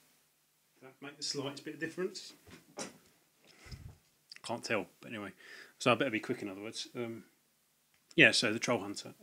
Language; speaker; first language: English; native; English